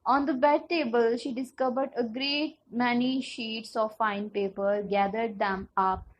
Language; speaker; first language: English; non-native, local second language; Punjabi